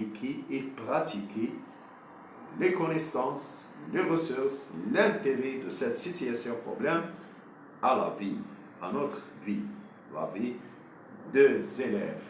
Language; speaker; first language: French; non-native, local second language; Arabic